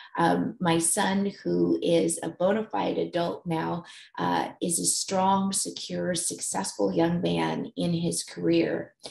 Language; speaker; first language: English; native; English